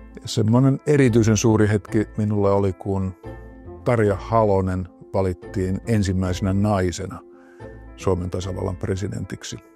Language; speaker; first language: Finnish; native; Finnish